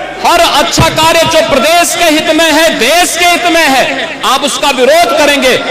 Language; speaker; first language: Hindi; native; Hindi